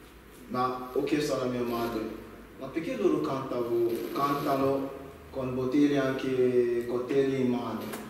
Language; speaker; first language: Italian; non-native, learner; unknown